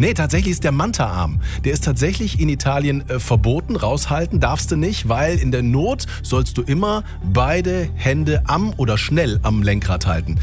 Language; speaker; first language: German; native; German